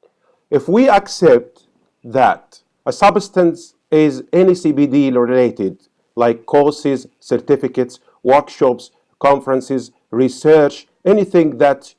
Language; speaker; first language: English; non-native, fluent; Arabic